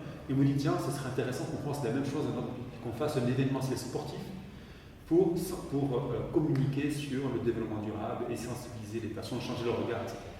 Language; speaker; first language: French; native; French